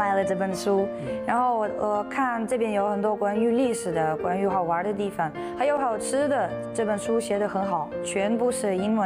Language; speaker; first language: Chinese; non-native, fluent; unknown